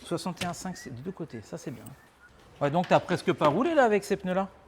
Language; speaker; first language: French; native; French